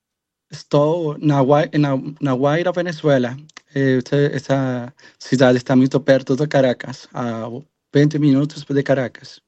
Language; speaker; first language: Portuguese; non-native, learner; Spanish